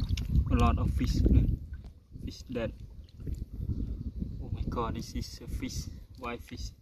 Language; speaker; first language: English; non-native, learner; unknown